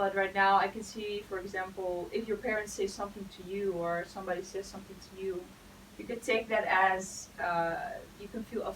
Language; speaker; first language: English; non-native, fluent; Dutch